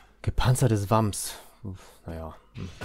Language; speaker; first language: German; native; German